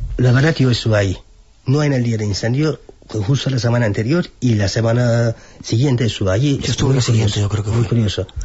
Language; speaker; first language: Spanish; non-native, fluent; Turkish